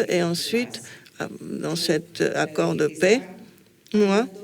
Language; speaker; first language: French; non-native, fluent; Spanish